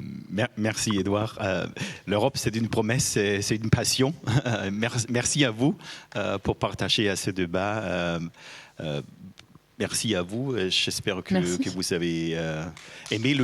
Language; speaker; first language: French; non-native, fluent; German